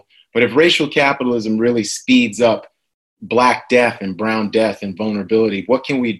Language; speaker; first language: English; native; English